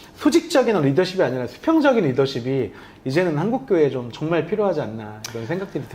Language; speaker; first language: Korean; native; Korean